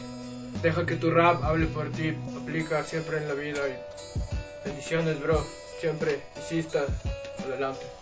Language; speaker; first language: Spanish; native; Spanish